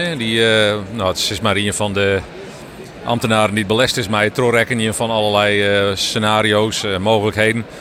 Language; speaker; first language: Dutch; non-native, local second language; Western Frisian